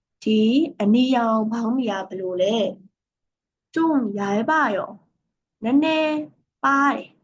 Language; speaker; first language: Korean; non-native, fluent; Burmese